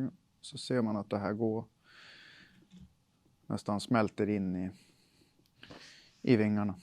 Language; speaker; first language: Swedish; native; Swedish